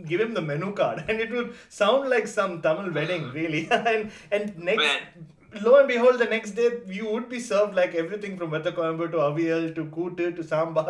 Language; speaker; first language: English; non-native, local second language; Tamil